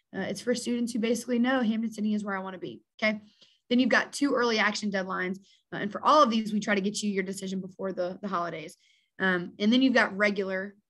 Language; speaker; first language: English; native; English